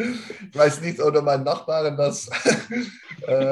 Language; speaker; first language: German; non-native, learner; Dutch